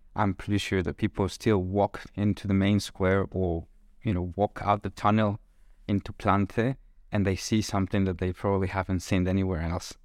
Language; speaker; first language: English; non-native, fluent; Spanish